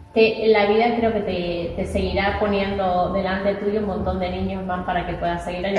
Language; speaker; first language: Spanish; native; Spanish